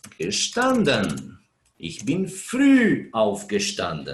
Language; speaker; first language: German; non-native, fluent; Portuguese